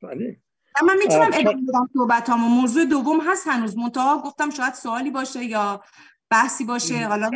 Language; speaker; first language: Persian; native; Persian